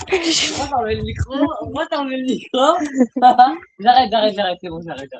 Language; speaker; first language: French; native; French